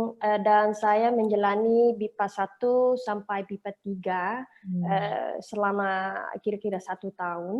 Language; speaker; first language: Indonesian; non-native, learner; Dutch